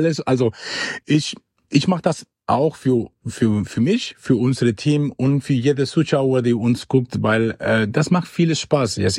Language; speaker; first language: German; non-native, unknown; Spanish